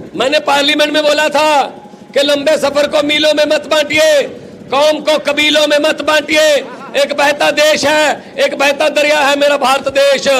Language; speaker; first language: Hindi; non-native, local second language; Punjabi